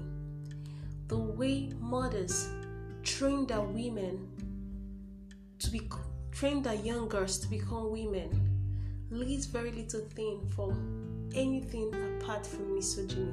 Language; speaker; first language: English; non-native, local second language; Igbo